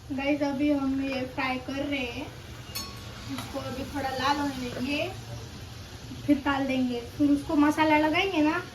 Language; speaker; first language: Hindi; non-native, local second language; Marathi